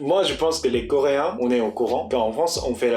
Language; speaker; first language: French; non-native, fluent; Korean